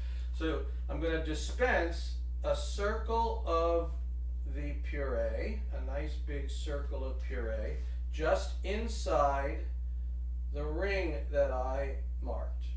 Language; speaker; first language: English; native; English